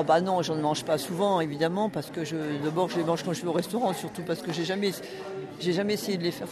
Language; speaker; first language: French; native; French